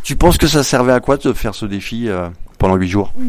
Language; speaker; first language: French; native; French